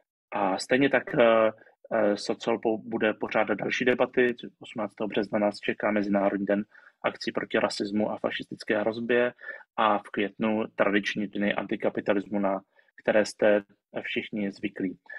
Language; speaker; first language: Czech; native; Czech